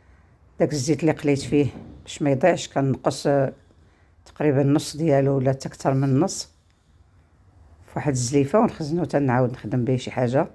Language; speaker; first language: Arabic; native; Arabic